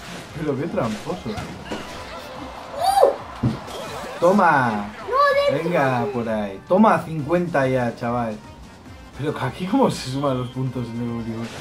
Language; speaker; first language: Spanish; native; Spanish